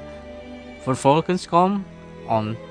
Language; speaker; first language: Dutch; non-native, learner; Indonesian